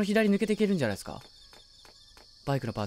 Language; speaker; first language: Japanese; native; Japanese